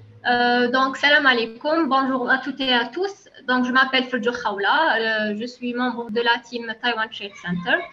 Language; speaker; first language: French; non-native, local second language; Arabic